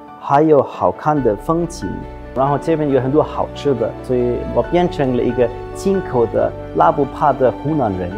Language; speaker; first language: Chinese; non-native, fluent; German